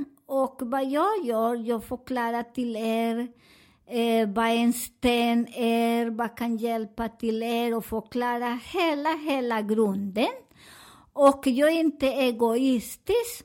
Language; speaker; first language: Swedish; non-native, learner; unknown